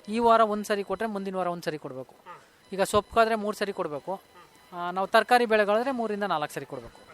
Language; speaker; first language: Kannada; native; Kannada